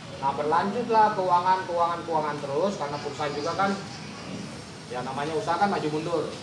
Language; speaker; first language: Indonesian; native; Indonesian